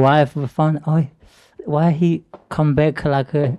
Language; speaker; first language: English; non-native, learner; Chinese